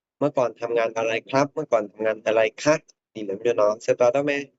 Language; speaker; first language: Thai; non-native, fluent; Burmese